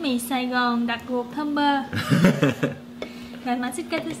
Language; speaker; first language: Vietnamese; native; Vietnamese